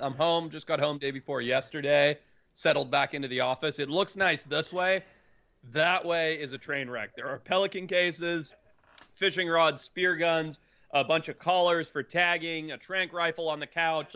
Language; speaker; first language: English; native; English